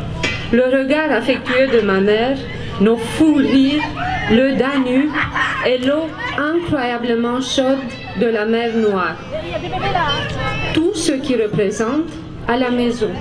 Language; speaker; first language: French; non-native, fluent; Romanian